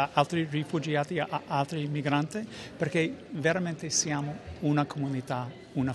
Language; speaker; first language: Italian; non-native, fluent; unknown